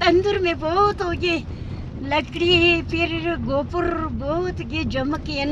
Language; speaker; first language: Hindi; non-native, local second language; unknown